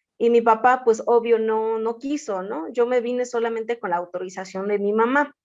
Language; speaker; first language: Spanish; non-native, local second language; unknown